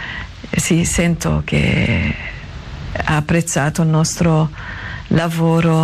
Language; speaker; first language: Italian; non-native, learner; Arabic